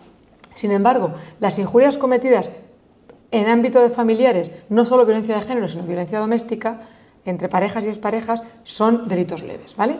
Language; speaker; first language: Spanish; native; Spanish